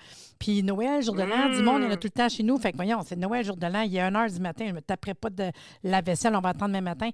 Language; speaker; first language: French; native; French